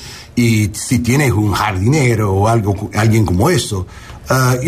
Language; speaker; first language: Spanish; non-native, learner; English